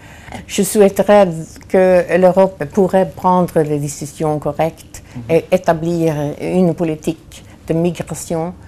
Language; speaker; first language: French; non-native, fluent; Swedish